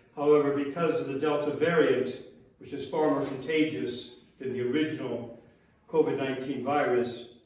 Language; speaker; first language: English; native; English